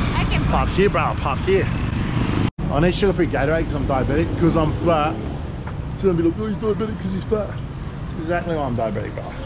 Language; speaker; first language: English; native; English